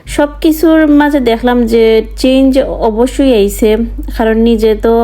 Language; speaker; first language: Bangla; non-native, local second language; Sylheti